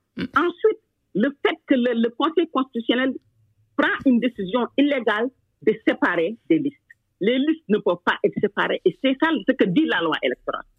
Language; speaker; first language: French; non-native, local second language; Wolof